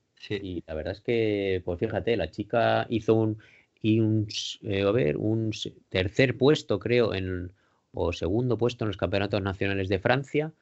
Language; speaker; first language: Spanish; native; Spanish